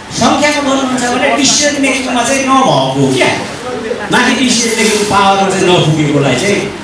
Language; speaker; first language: Nepali; native; Nepali